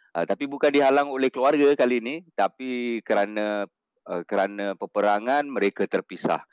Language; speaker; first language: Malay; native; Malay